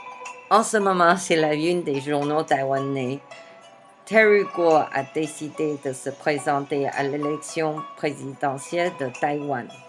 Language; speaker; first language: French; non-native, fluent; Chinese